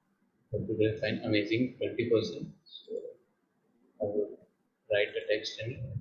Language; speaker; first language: English; non-native, fluent; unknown